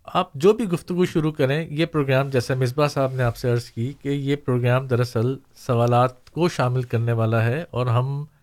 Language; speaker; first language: Urdu; native; Urdu